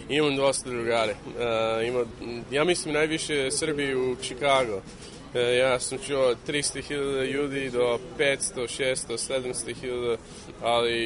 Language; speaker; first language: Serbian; early bilingual, heritage; English